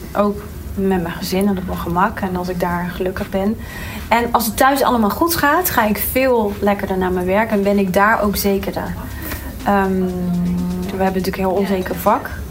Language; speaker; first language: Dutch; native; Dutch